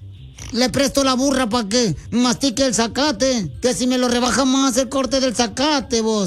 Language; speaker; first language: Spanish; native; Spanish